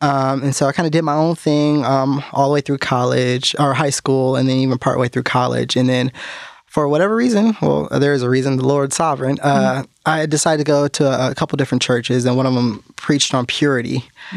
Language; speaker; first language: English; native; English